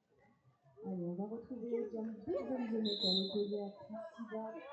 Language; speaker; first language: French; native; French